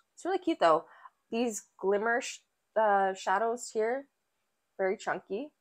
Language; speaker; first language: English; native; English